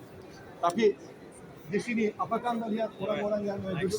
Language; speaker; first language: Indonesian; non-native, learner; Turkish